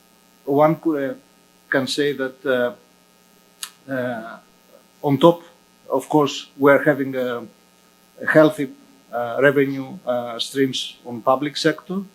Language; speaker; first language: English; non-native, fluent; Greek